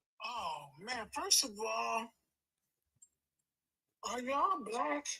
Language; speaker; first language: English; native; English